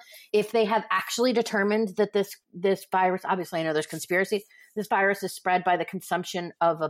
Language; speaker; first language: English; native; English